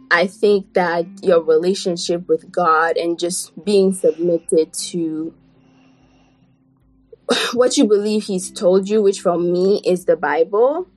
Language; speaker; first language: English; non-native, fluent; French